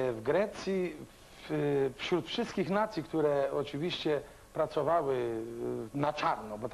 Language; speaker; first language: Polish; early bilingual, other home language; Greek